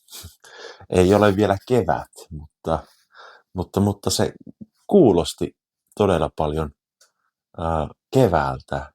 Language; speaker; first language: Finnish; native; Finnish